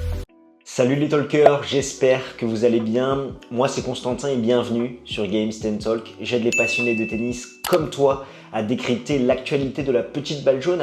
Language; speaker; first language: French; native; French